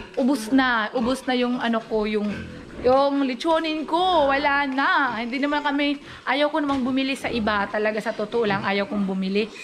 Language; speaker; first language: Filipino; non-native, local second language; Cebuano